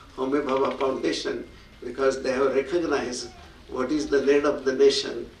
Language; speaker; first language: English; non-native, local second language; Marathi